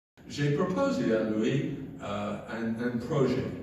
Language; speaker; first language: French; non-native, fluent; English